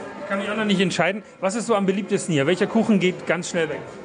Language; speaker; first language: German; native; German